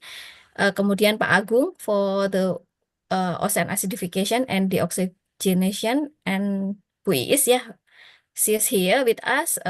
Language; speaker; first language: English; non-native, fluent; Indonesian